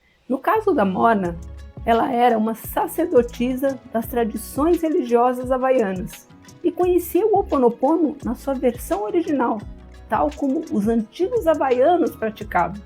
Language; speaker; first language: Portuguese; native; Portuguese